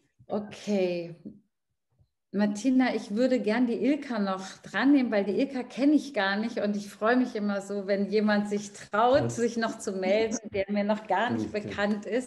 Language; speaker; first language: German; native; German